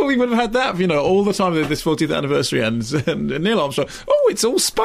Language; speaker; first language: English; native; English